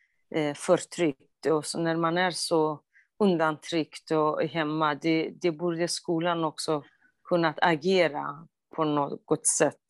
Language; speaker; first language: Swedish; non-native, fluent; Kurdish